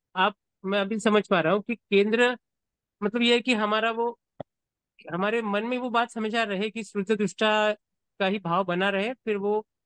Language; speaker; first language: Hindi; native; Hindi